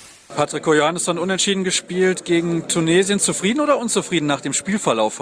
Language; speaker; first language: German; native; German